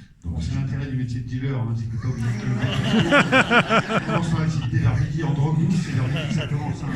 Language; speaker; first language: French; native; French